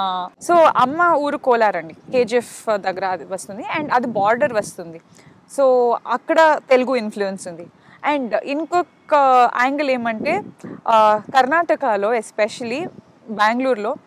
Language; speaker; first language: Telugu; non-native, local second language; Kannada